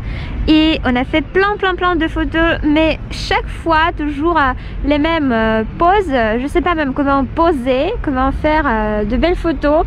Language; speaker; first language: French; non-native, fluent; Russian